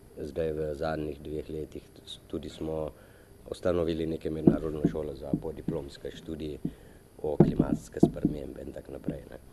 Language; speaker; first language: Slovenian; non-native, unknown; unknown